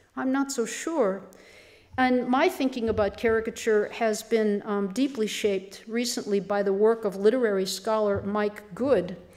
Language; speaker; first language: English; native; English